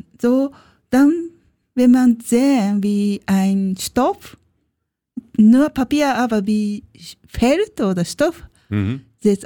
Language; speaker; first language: German; non-native, learner; Japanese